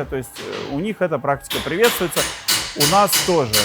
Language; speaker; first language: Russian; native; Russian